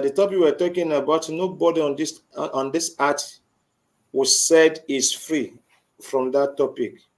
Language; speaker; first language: English; non-native, local second language; Yoruba